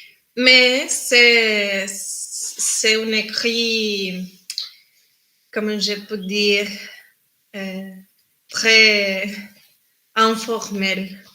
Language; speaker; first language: French; non-native, learner; Spanish